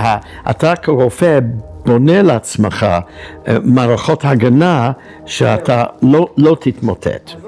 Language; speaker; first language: Hebrew; non-native, fluent; English